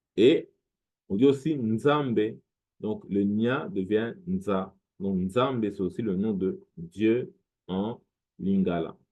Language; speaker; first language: French; non-native, local second language; Lingala